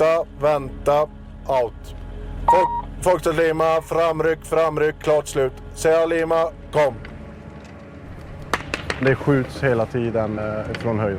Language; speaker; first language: Swedish; native; Swedish